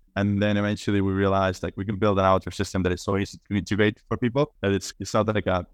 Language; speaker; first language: English; non-native, fluent; Estonian